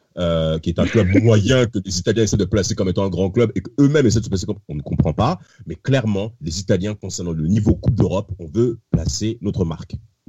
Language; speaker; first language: French; native; French